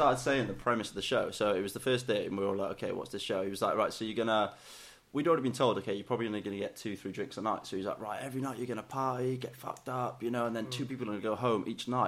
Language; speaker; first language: English; native; English